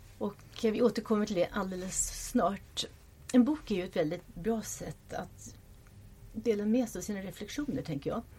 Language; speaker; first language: Swedish; non-native, fluent; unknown